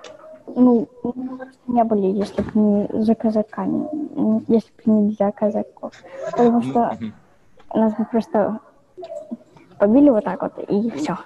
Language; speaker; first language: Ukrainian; non-native, local second language; Russian